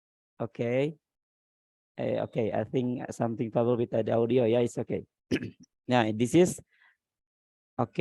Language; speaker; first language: English; non-native, learner; Indonesian